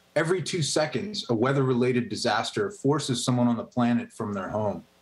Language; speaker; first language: English; native; English